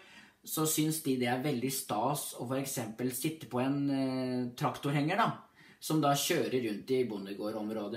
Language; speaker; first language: Norwegian; native; Norwegian